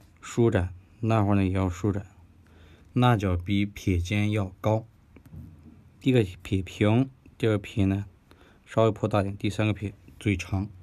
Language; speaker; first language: Chinese; native; Chinese